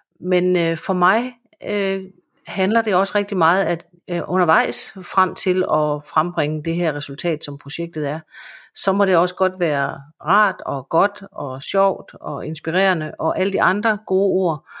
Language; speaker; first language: Danish; native; Danish